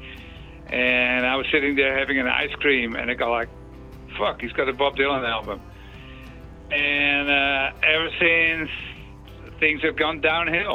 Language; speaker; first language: English; non-native, fluent; Dutch